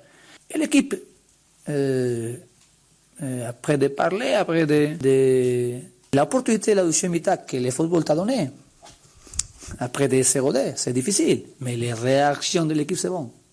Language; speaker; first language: French; non-native, learner; Spanish